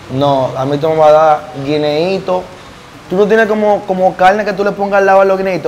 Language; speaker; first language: Spanish; native; Spanish